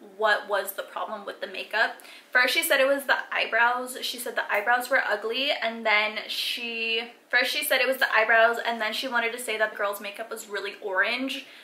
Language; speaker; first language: English; early bilingual, other home language; Spanish